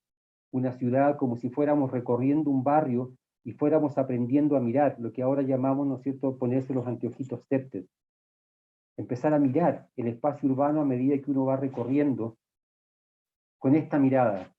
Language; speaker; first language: Spanish; native; Spanish